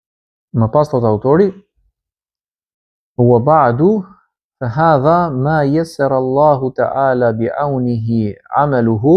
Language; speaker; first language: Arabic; non-native, fluent; Albanian